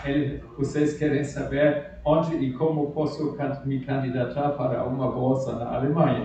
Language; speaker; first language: Portuguese; non-native, fluent; German